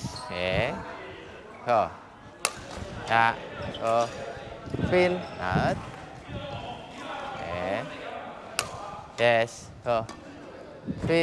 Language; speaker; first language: English; non-native, fluent; Indonesian